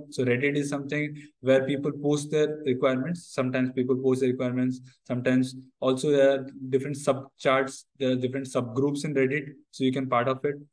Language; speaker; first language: English; non-native, local second language; Odia